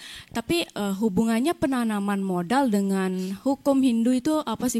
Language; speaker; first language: Indonesian; native; Indonesian